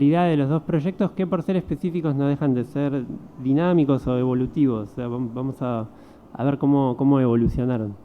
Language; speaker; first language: Spanish; native; Spanish